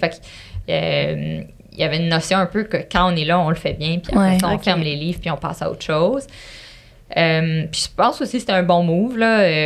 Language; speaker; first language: French; native; French